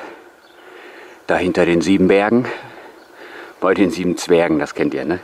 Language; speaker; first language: German; native; German